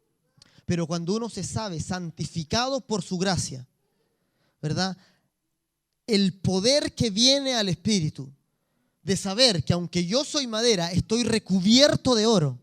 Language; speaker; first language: Spanish; native; Spanish